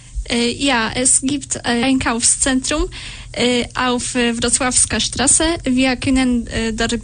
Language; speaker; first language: German; non-native, learner; Polish